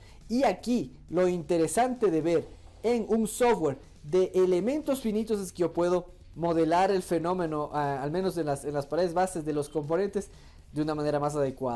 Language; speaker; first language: Spanish; native; Spanish